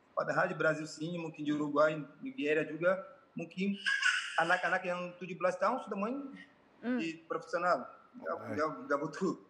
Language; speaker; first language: Indonesian; non-native, fluent; Portuguese